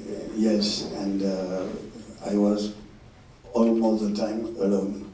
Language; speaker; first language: English; non-native, learner; French